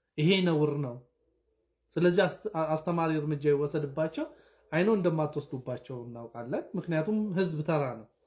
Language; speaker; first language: Amharic; native; Amharic